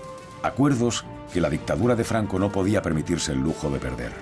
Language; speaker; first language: Spanish; native; Spanish